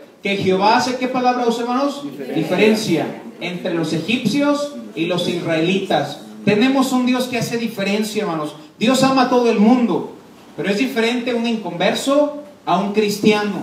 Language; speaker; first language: Spanish; native; Spanish